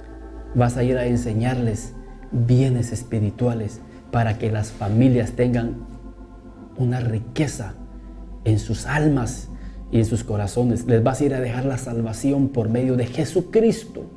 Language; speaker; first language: Spanish; native; Spanish